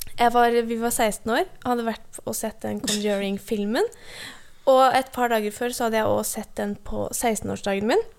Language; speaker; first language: Norwegian; early bilingual, other home language; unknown